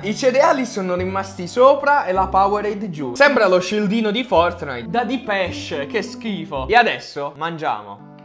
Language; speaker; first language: Italian; native; Italian